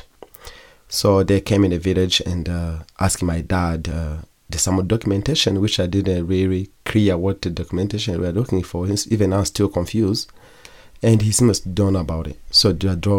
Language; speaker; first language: English; non-native, learner; Kinyarwanda